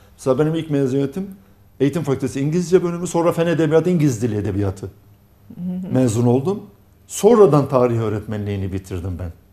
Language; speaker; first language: Turkish; non-native, local second language; Arabic